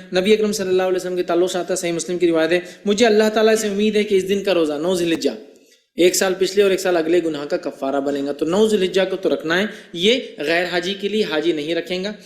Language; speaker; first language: Urdu; native; Urdu